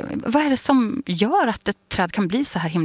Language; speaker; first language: Swedish; native; Swedish